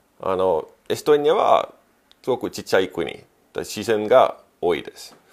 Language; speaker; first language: Japanese; non-native, fluent; Estonian